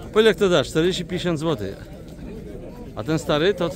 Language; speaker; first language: Polish; native; Polish